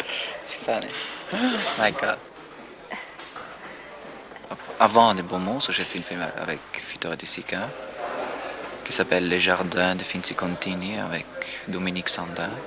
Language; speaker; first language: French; non-native, fluent; German